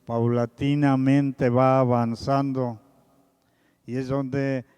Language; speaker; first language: Spanish; native; Spanish